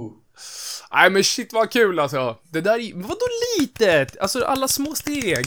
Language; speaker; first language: Swedish; native; Swedish